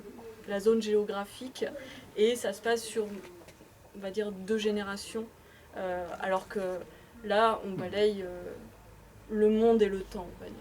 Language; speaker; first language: French; native; French